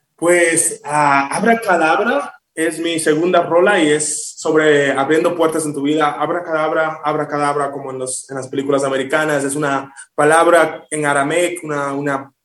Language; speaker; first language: Spanish; early bilingual, heritage; Spanish